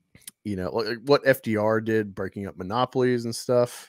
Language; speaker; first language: English; native; English